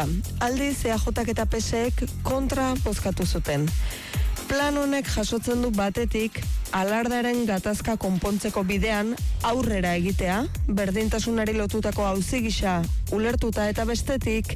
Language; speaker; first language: Basque; native; Basque